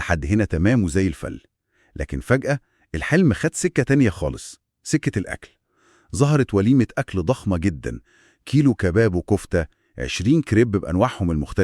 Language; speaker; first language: Arabic; native; Arabic